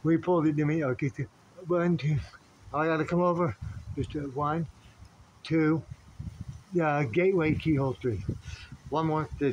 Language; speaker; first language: English; native; English